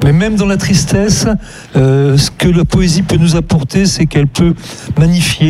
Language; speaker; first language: French; native; French